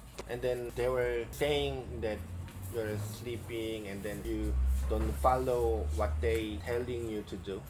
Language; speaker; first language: English; non-native, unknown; Korean